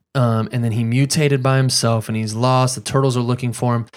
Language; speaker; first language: English; native; English